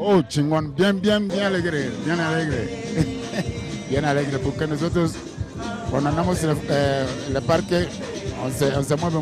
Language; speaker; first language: Spanish; non-native, learner; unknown